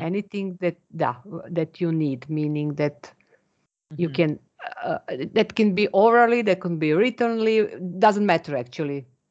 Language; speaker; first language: English; non-native, fluent; Serbian